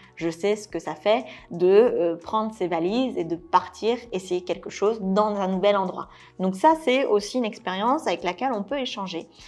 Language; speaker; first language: French; early bilingual, other home language; Korean